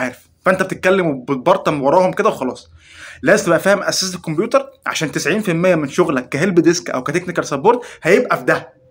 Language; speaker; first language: Arabic; native; Arabic